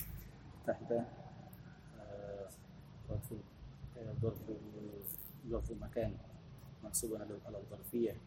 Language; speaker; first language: Arabic; non-native, learner; Indonesian